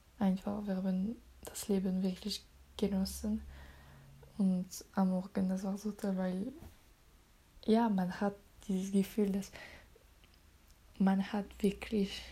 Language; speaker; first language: German; non-native, learner; French